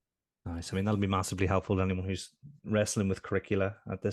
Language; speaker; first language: English; native; English